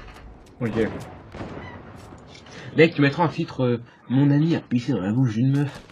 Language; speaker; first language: French; native; French